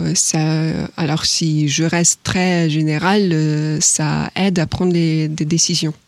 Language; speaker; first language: French; non-native, fluent; Ukrainian